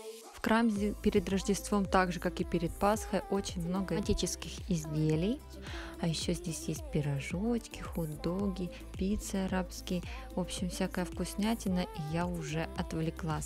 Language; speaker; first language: Russian; native; Russian